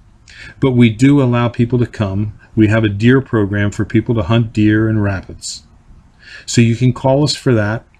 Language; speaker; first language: English; native; English